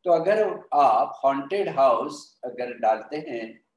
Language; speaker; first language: Hindi; non-native, local second language; Marathi